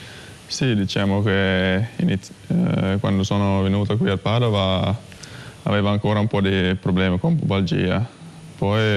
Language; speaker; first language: Italian; non-native, fluent; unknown